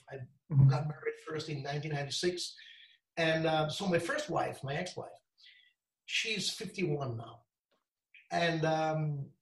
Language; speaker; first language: English; non-native, fluent; Italian